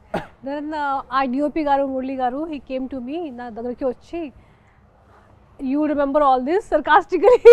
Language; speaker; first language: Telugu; non-native, fluent; Hindi